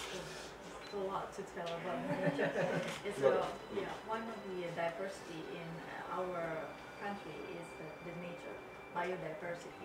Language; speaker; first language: English; non-native, fluent; Balinese